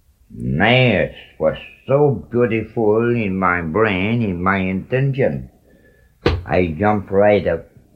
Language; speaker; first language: English; non-native, local second language; French